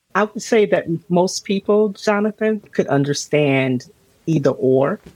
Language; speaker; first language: English; native; English